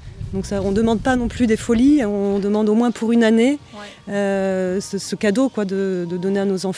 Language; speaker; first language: French; native; French